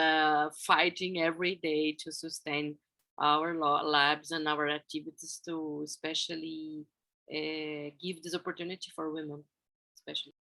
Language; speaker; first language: English; non-native, fluent; Portuguese